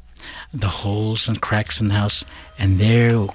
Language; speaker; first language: English; native; English